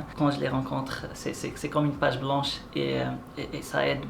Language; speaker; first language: French; non-native, local second language; Arabic